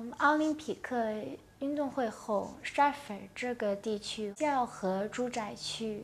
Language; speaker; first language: Chinese; non-native, local second language; Cantonese